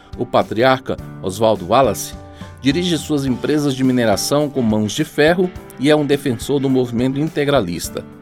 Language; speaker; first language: Portuguese; native; Portuguese